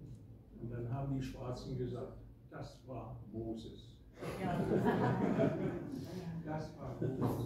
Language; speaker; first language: German; early bilingual, heritage; German